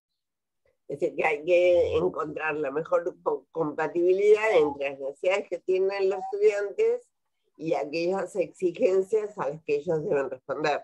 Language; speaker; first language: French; non-native, fluent; Spanish